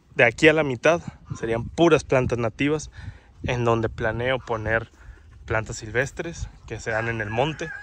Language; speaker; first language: Spanish; native; Spanish